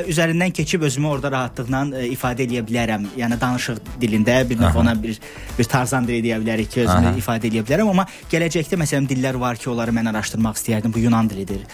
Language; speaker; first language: Azerbaijani; early bilingual, heritage; Azerbaijani